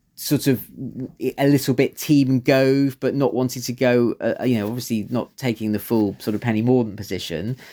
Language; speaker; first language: English; native; English